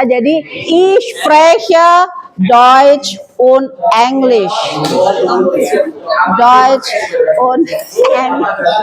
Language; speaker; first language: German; non-native, learner; Indonesian